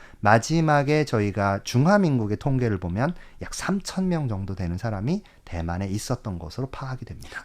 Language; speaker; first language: Korean; native; Korean